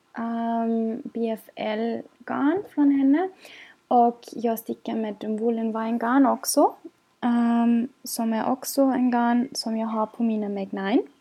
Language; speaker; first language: Swedish; non-native, fluent; German